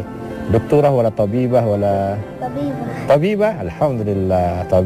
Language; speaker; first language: Arabic; non-native, fluent; Indonesian